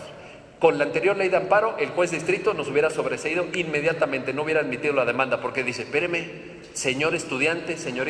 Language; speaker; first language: Spanish; native; Spanish